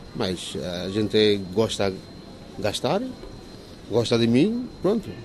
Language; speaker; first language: Portuguese; non-native, learner; Bangla